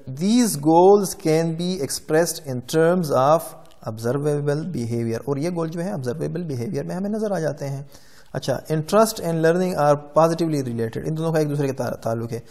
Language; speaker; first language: Urdu; non-native, local second language; Pashto